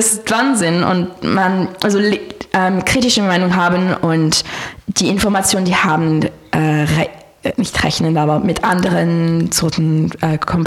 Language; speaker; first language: German; non-native, learner; French